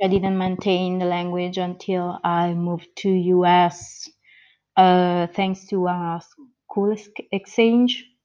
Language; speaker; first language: English; non-native, fluent; Italian